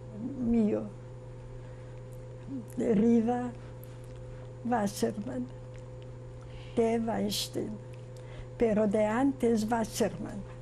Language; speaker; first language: Spanish; non-native, fluent; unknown